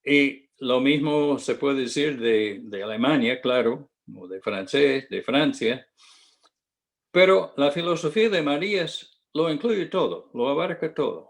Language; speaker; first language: Spanish; non-native, fluent; English